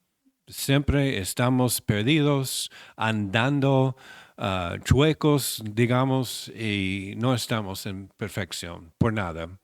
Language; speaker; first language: Spanish; non-native, fluent; English